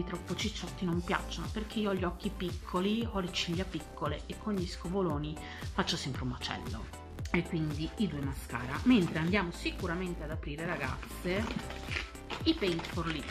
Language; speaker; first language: Italian; native; Italian